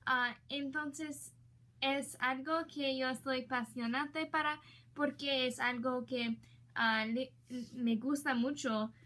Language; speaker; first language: Spanish; non-native, learner; English